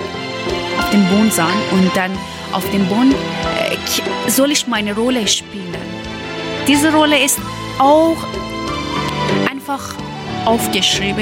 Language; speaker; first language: German; non-native, learner; Persian